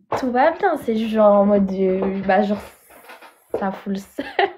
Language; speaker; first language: French; native; French